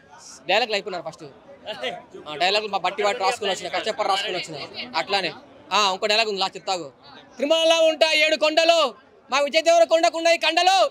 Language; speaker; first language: Telugu; native; Telugu